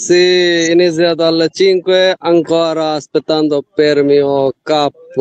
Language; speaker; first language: Italian; non-native, learner; Bangla